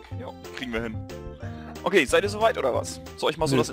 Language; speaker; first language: German; native; German